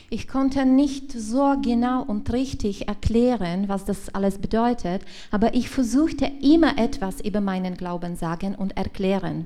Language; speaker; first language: German; non-native, learner; Czech